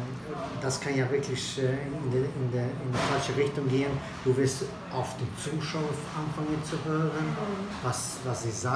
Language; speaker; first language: German; non-native, fluent; Swedish